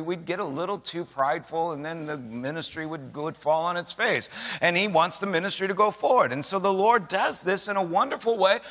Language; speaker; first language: English; native; English